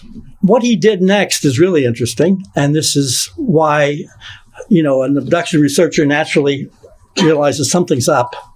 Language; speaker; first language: English; native; English